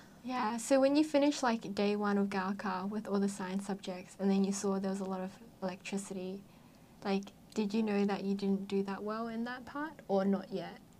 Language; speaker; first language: English; native; English